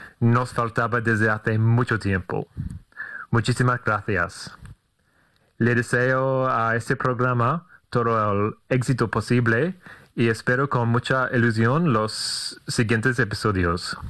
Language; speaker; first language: Spanish; non-native, fluent; English